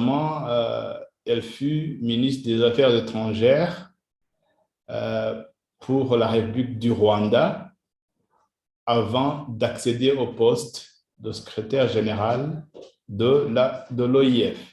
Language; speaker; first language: French; non-native, local second language; Kinyarwanda